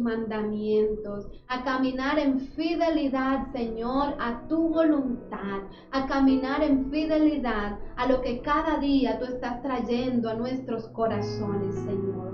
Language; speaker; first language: Spanish; native; Spanish